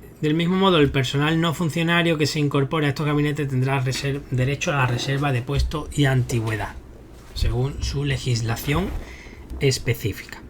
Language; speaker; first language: Spanish; native; Spanish